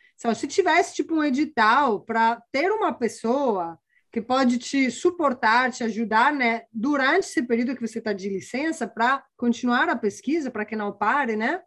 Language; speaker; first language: Portuguese; non-native, fluent; Italian